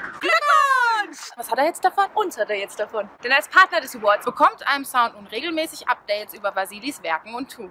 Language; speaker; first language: German; native; German